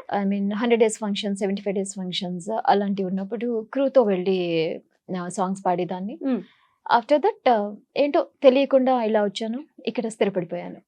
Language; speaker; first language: Telugu; native; Telugu